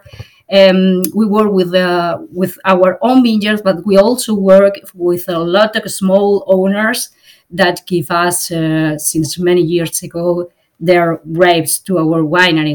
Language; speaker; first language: English; non-native, fluent; Spanish